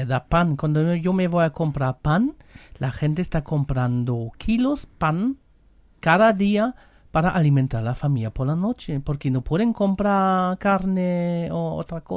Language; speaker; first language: Spanish; non-native, learner; German